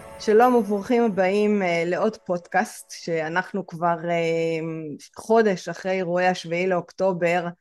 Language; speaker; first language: Hebrew; native; Hebrew